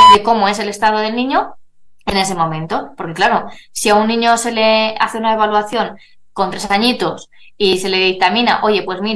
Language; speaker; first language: Spanish; native; Spanish